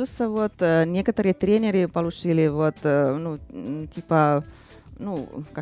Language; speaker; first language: Russian; non-native, fluent; Finnish